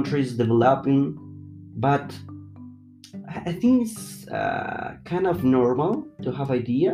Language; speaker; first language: English; non-native, learner; Spanish